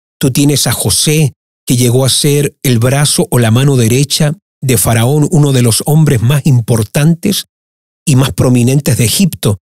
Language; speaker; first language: Spanish; early bilingual, heritage; Spanish